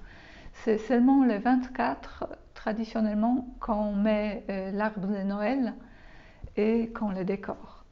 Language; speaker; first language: French; non-native, fluent; Polish